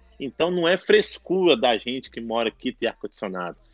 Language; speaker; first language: Portuguese; native; Portuguese